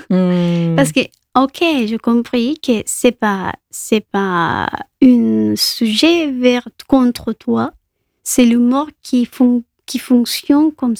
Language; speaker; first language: French; non-native, fluent; Spanish